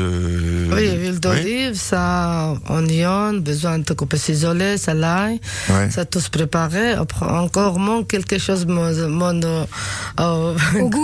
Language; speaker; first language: French; non-native, learner; Georgian